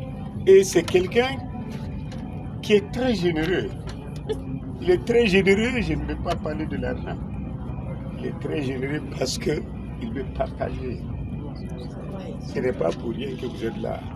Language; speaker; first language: French; non-native, local second language; Bambara